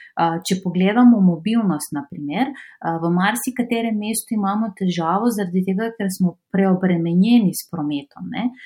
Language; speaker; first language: Slovenian; non-native, fluent; Macedonian